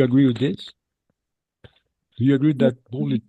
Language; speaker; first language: English; non-native, fluent; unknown